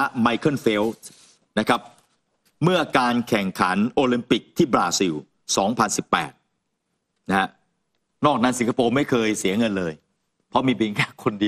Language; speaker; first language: Thai; native; Thai